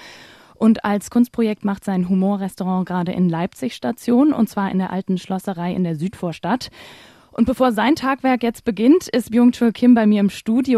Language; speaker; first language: German; native; German